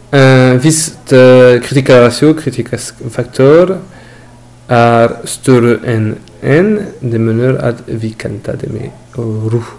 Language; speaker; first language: Norwegian; non-native, learner; French